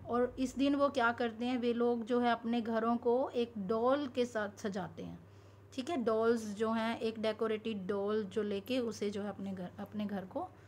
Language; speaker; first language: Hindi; non-native, local second language; Punjabi